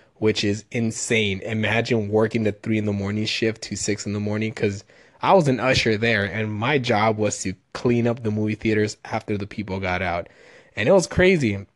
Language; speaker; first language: English; early bilingual, other home language; Spanish